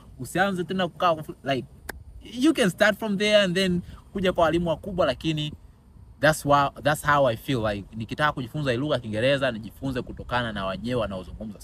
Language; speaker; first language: Swahili; native; Swahili